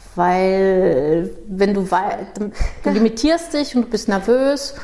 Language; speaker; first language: German; non-native, fluent; Portuguese